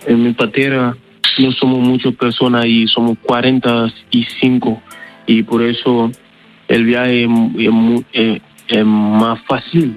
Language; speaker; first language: Spanish; non-native, learner; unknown